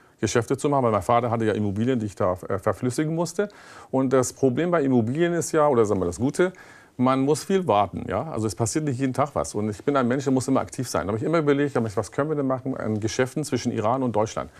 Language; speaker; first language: German; early bilingual, other home language; Persian